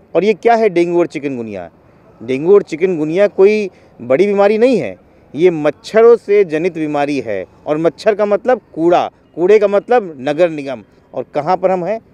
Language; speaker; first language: Hindi; native; Hindi